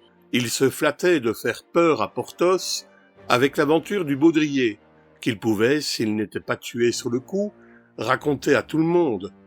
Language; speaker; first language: French; native; French